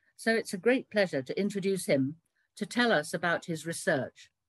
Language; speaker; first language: English; native; English